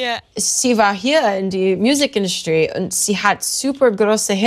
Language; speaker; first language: German; non-native, learner; English